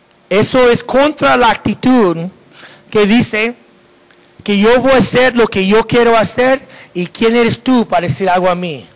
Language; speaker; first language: Spanish; non-native, fluent; English